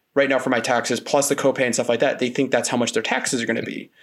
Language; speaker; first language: English; native; English